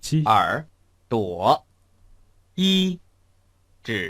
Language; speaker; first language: Chinese; non-native, learner; Mongolian